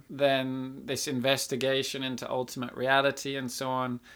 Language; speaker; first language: English; native; English